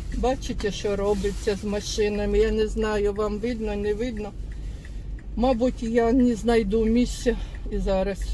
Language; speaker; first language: Ukrainian; non-native, local second language; Russian